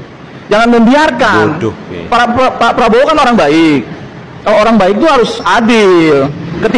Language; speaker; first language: Indonesian; native; Indonesian